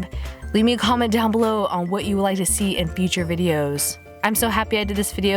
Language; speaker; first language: English; native; English